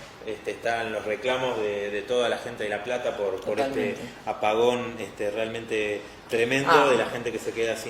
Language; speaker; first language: Spanish; native; Spanish